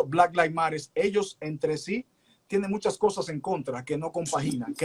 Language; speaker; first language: Spanish; native; Spanish